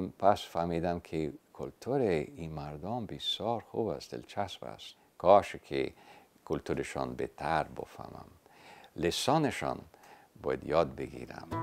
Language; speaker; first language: Persian; non-native, fluent; English